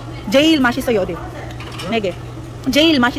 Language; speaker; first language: Korean; non-native, learner; Filipino